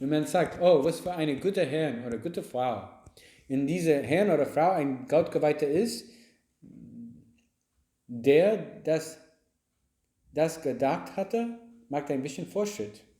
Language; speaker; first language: German; non-native, learner; English